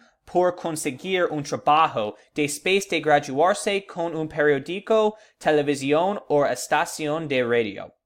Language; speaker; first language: Spanish; non-native, learner; English